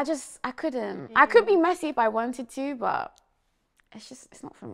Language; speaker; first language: English; native; English